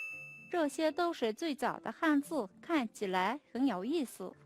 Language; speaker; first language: Chinese; non-native, fluent; Mongolian